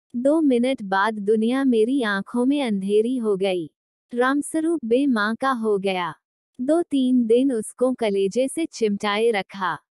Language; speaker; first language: Hindi; non-native, local second language; Marathi